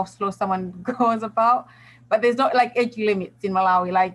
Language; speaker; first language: English; non-native, local second language; Nyanja